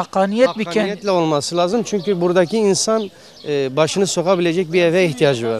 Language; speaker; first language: Turkish; native; Turkish